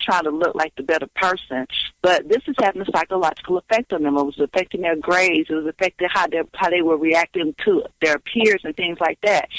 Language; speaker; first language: English; native; English